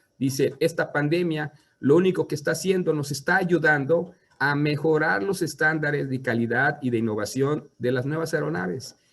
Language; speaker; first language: Spanish; native; Spanish